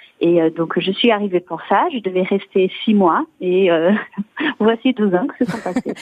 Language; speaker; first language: French; non-native, fluent; Portuguese